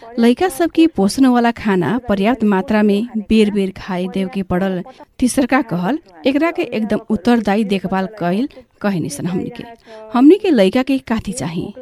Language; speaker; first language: Bhojpuri; non-native, local second language; Nepali